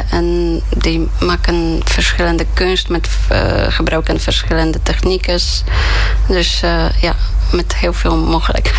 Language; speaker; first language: Dutch; non-native, fluent; Polish